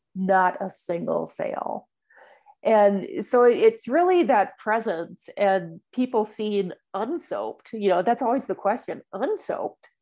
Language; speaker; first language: English; native; English